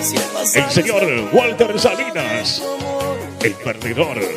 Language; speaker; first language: Spanish; native; Spanish